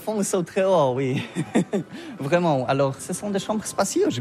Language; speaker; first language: French; non-native, learner; Polish